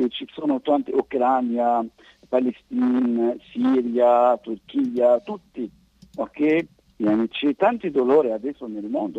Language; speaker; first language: Italian; non-native, fluent; Arabic